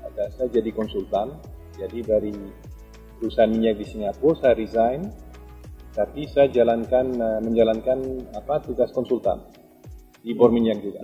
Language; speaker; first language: Indonesian; non-native, fluent; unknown